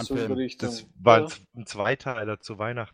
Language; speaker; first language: German; native; German